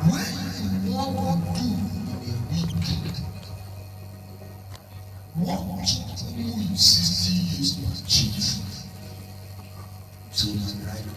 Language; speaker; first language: English; non-native, local second language; Igbo